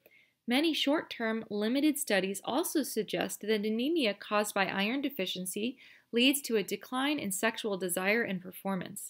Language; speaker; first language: English; native; English